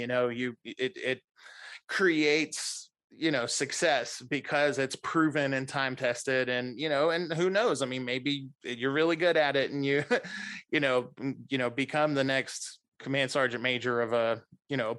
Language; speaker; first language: English; native; English